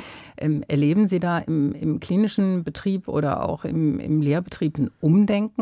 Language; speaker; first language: German; native; German